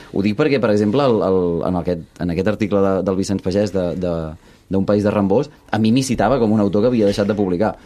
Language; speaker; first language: Catalan; early bilingual, other home language; Russian